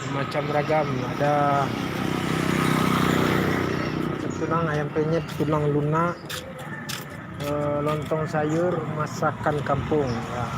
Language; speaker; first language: Indonesian; non-native, local second language; Minangkabau